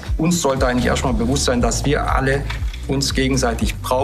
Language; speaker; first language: German; early bilingual, other home language; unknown